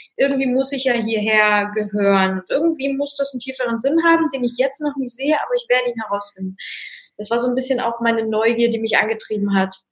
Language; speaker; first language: German; early bilingual, other home language; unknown